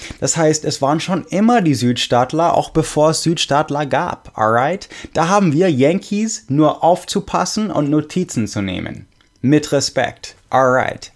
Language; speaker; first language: German; non-native, fluent; English